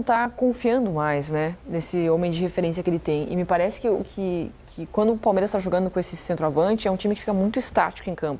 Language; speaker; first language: Portuguese; native; Portuguese